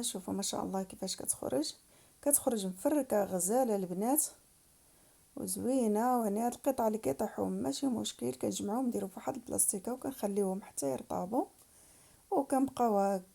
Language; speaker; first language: Arabic; native; Arabic